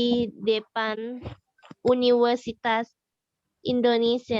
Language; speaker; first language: Indonesian; non-native, learner; Thai